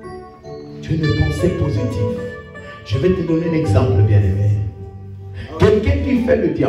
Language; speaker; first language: French; non-native, local second language; Lingala